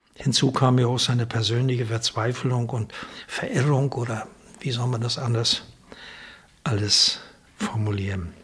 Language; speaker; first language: German; native; German